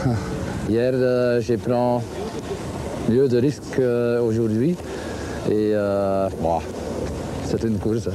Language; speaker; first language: French; non-native, local second language; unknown